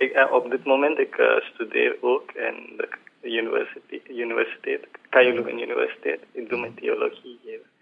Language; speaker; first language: Dutch; non-native, learner; Malayalam